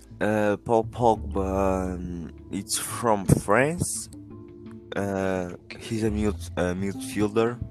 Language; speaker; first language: English; non-native, learner; Portuguese